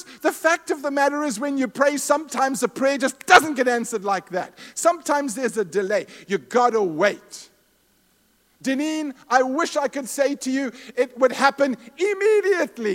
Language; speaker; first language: English; native; English